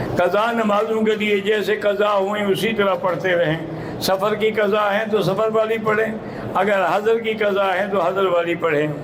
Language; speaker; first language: Urdu; native; Urdu